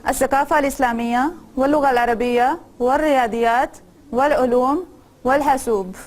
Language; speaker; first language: Arabic; non-native, fluent; Urdu